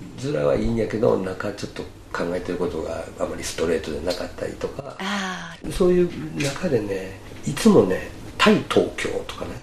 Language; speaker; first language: Japanese; native; Japanese